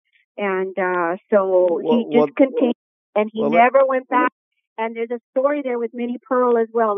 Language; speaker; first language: English; native; English